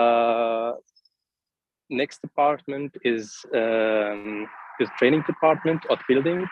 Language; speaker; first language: English; non-native, fluent; Arabic